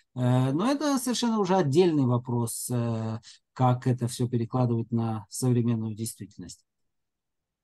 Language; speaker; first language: Russian; native; Russian